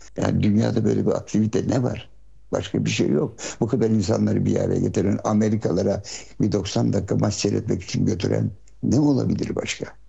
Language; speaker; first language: Turkish; early bilingual, heritage; Turkish